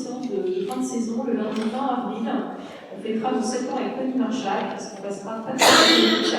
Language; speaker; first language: French; native; French